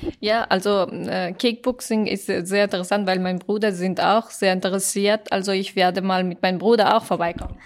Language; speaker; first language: German; non-native, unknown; Persian